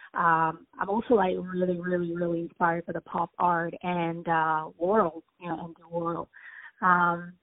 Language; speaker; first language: English; early bilingual, other home language; Italian